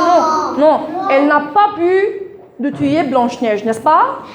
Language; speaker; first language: French; non-native, fluent; Arabic